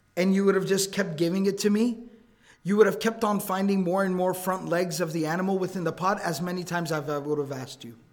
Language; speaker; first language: English; native; English